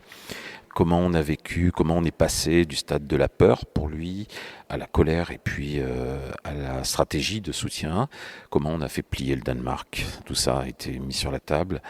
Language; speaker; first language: French; native; French